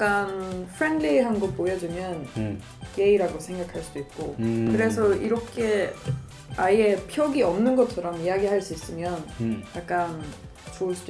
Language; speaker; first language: Korean; non-native, learner; Swedish